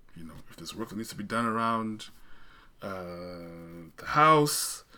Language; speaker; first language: English; non-native, local second language; Shona